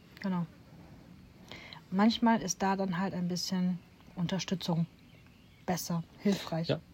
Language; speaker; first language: German; native; German